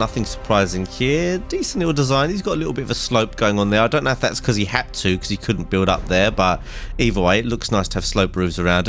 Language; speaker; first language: English; native; English